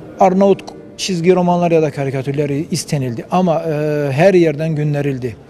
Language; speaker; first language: Turkish; non-native, fluent; Albanian